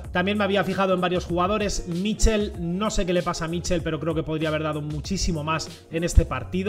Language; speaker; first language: Spanish; native; Spanish